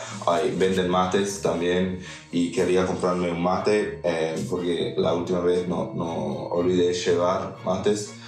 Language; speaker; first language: Spanish; non-native, fluent; English